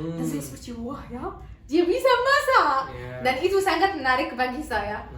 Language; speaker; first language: Indonesian; non-native, learner; Arabic